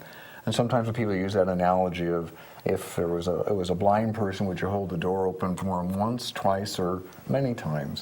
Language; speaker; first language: English; native; English